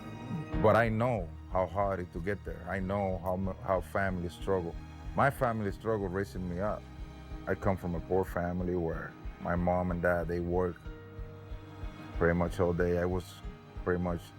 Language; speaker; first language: English; non-native, fluent; Spanish